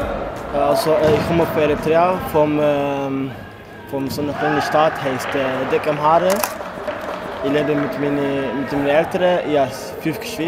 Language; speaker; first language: German; non-native, learner; Tigrinya